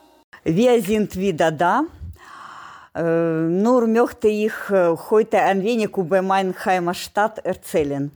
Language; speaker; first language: German; non-native, learner; Ukrainian